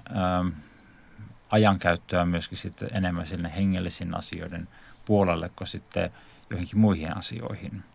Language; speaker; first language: Finnish; native; Finnish